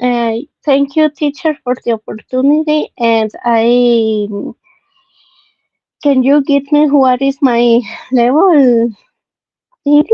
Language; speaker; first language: English; non-native, learner; Spanish